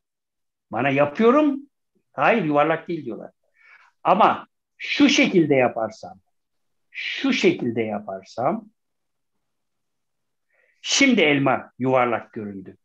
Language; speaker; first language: Turkish; native; Turkish